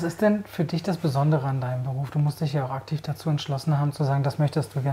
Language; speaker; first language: German; native; German